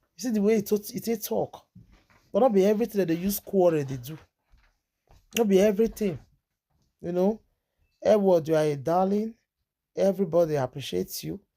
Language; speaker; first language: Nigerian Pidgin; native; Nigerian Pidgin